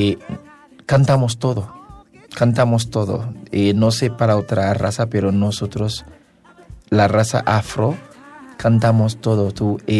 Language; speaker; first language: Spanish; non-native, fluent; Haitian Creole